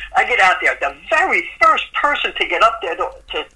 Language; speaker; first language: English; native; English